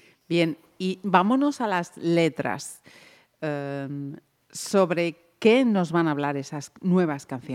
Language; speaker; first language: Spanish; native; Spanish